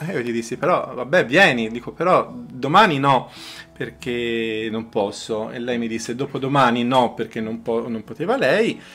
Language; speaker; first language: Italian; early bilingual, other home language; Spanish